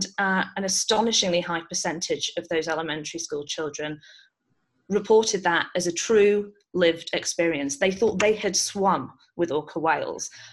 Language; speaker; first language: English; native; English